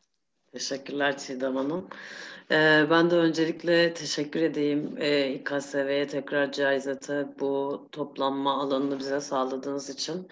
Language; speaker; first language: Turkish; native; Turkish